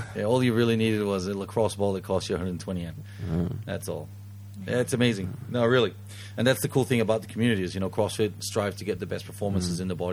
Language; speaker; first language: English; early bilingual, heritage; English